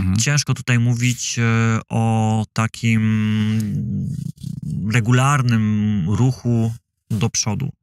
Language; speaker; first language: Polish; native; Polish